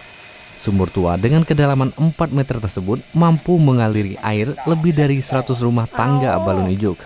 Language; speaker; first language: Indonesian; native; Indonesian